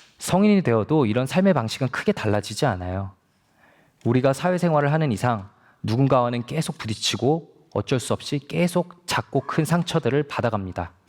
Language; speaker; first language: Korean; native; Korean